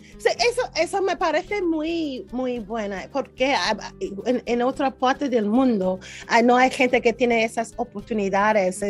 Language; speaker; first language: Spanish; non-native, learner; English